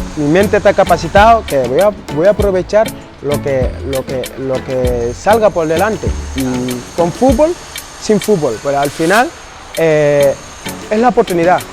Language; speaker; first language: Spanish; non-native, fluent; Wolof